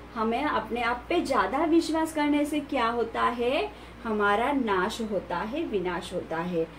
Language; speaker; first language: Hindi; non-native, local second language; Marathi